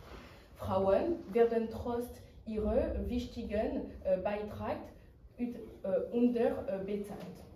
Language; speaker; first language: German; non-native, learner; French